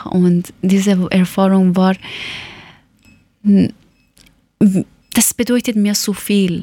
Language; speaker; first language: German; non-native, learner; Persian